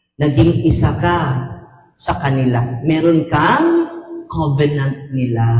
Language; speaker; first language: Filipino; non-native, local second language; Cebuano